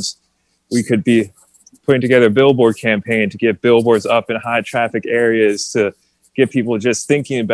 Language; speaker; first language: English; native; English